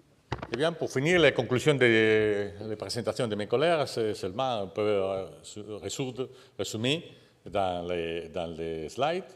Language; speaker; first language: French; non-native, fluent; Spanish